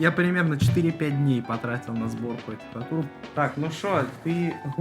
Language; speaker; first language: Russian; native; Russian